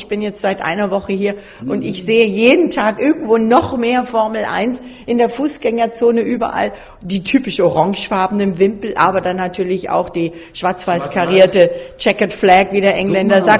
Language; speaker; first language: German; native; German